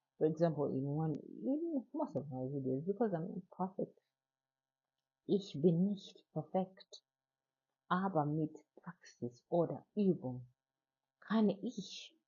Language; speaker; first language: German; non-native, learner; English